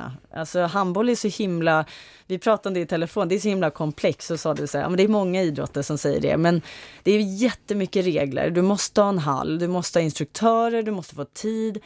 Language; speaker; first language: Swedish; native; Swedish